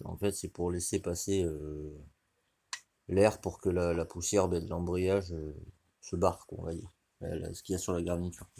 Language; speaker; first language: French; native; French